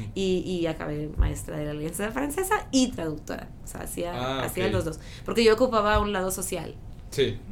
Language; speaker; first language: Spanish; non-native, fluent; French